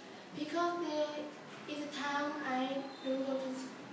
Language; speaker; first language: English; non-native, learner; Vietnamese